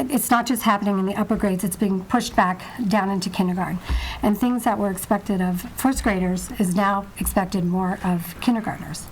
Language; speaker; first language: English; native; English